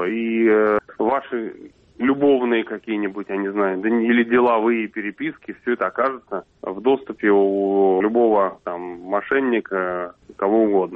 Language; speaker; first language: Russian; native; Russian